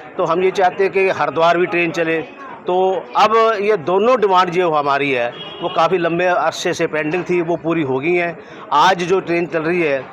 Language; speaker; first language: Hindi; non-native, local second language; Punjabi